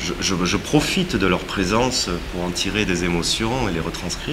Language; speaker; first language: French; native; French